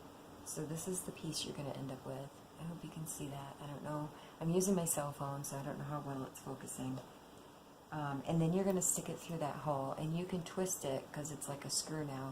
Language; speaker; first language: English; native; English